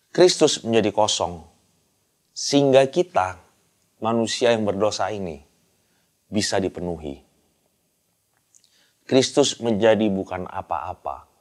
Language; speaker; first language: Indonesian; native; Indonesian